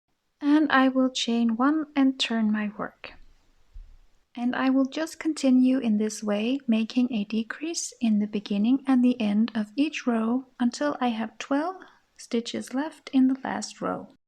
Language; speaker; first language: English; non-native, fluent; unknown